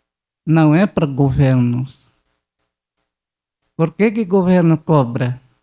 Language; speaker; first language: Portuguese; non-native, local second language; Guarani